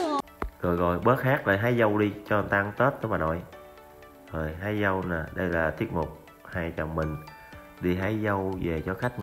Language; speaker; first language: Vietnamese; native; Vietnamese